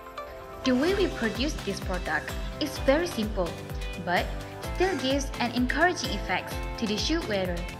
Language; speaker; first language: English; non-native, local second language; Malay